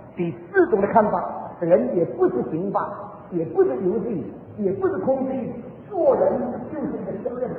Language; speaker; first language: Chinese; early bilingual, heritage; Chinese